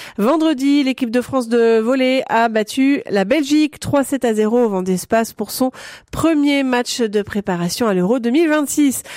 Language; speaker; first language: French; native; French